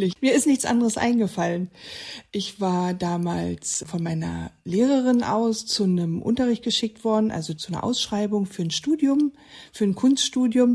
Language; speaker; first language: German; native; German